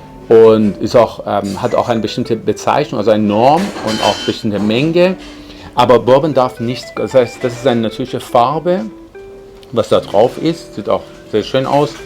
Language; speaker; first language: German; non-native, fluent; Persian